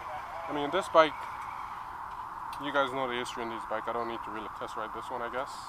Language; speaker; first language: English; native; English